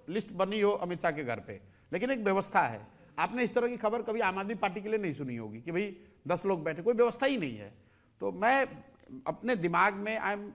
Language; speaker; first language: Hindi; native; Hindi